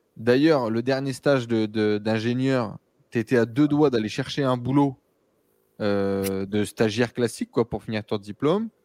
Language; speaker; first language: French; native; French